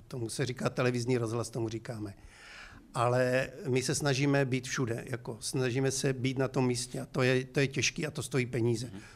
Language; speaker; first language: Czech; native; Czech